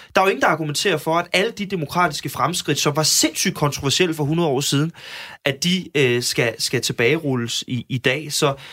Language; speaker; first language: Danish; native; Danish